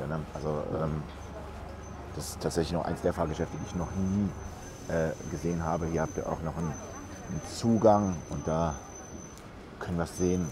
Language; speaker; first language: German; native; German